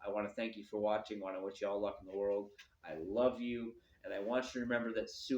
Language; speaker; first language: English; native; English